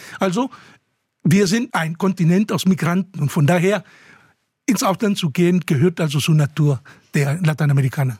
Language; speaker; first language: German; non-native, fluent; Spanish